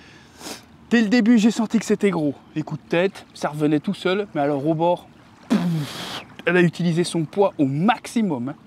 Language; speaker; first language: French; native; French